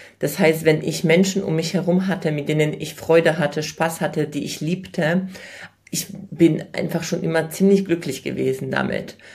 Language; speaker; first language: German; early bilingual, other home language; Polish